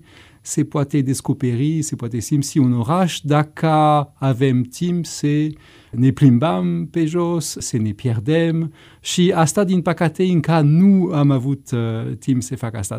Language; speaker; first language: Romanian; non-native, fluent; French